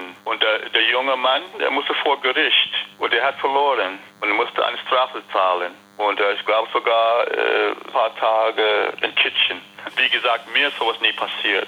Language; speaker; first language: German; non-native, fluent; English